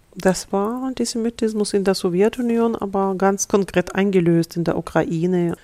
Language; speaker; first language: German; non-native, fluent; Russian